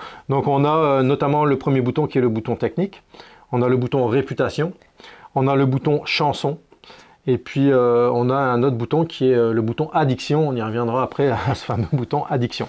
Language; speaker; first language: French; native; French